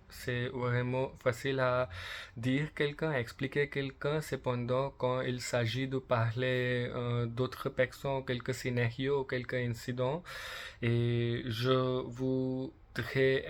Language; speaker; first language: French; non-native, learner; English